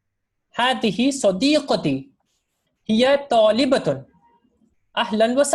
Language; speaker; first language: Arabic; non-native, fluent; Hindi